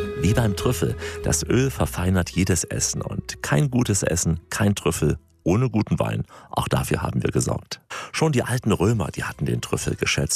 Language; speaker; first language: German; native; German